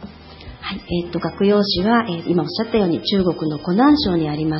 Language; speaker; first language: Japanese; native; Japanese